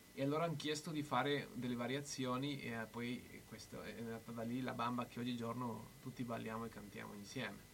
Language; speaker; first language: Italian; non-native, fluent; Spanish